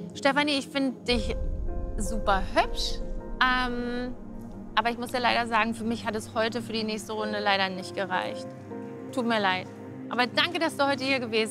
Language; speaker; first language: German; native; German